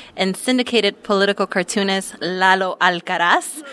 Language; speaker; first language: English; native; English